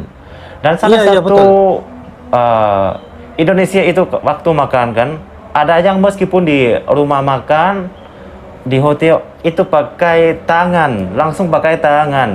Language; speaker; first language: Indonesian; non-native, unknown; Lao